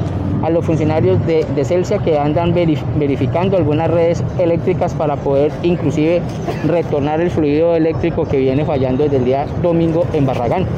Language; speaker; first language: Spanish; native; Spanish